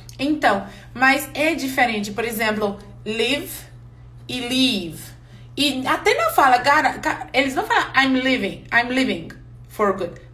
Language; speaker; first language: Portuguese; non-native, fluent; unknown